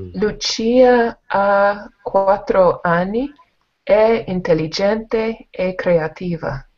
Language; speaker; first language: Italian; non-native, learner; English